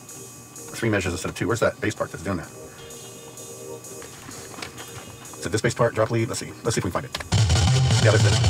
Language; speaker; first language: English; native; English